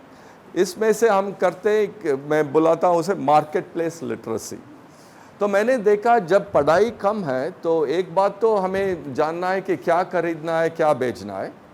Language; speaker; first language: Hindi; non-native, local second language; Tamil